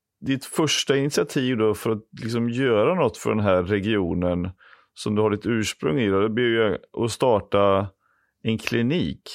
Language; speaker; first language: Swedish; native; Swedish